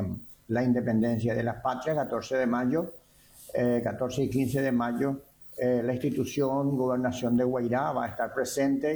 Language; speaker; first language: Spanish; native; Spanish